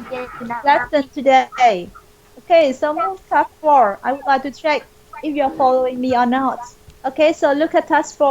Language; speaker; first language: English; non-native, fluent; Vietnamese